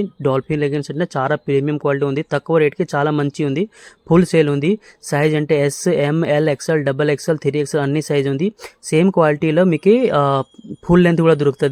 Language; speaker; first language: Telugu; non-native, local second language; Hindi